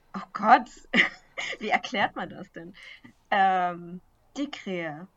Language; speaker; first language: German; early bilingual, other home language; Vietnamese